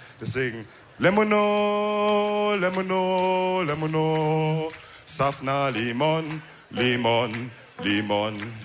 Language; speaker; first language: German; early bilingual, other home language; Wolof